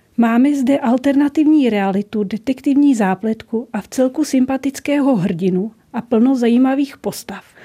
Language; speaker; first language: Czech; native; Czech